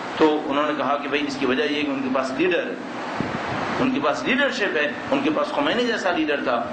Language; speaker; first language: Urdu; native; Urdu